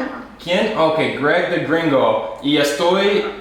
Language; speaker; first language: Spanish; non-native, learner; English